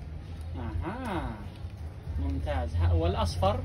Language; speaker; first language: Arabic; non-native, learner; English